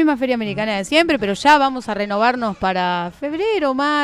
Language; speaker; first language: Spanish; native; Spanish